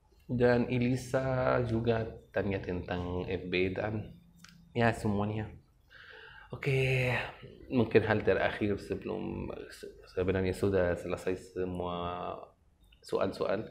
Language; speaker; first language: Indonesian; non-native, fluent; Arabic